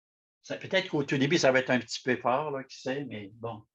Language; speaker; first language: French; native; French